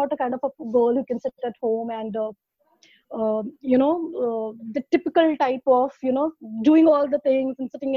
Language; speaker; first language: English; non-native, local second language; Hindi